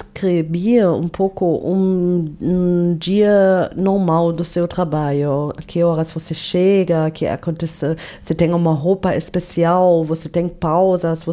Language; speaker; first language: Portuguese; non-native, fluent; German